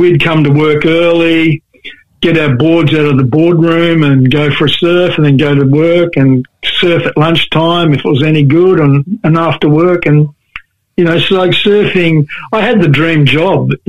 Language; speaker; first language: English; native; English